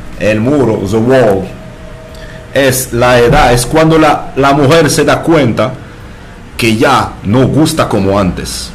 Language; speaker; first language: Spanish; non-native, fluent; French